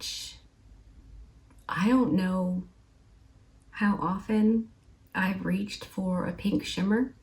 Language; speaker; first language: English; native; English